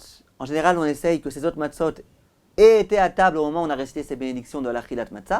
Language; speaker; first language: French; native; French